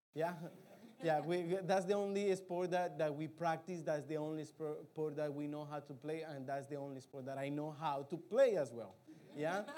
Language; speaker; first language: English; non-native, fluent; Spanish